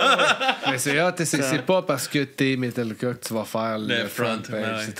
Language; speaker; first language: French; native; French